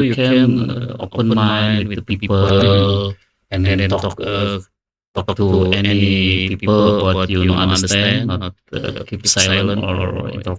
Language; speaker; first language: English; non-native, learner; Indonesian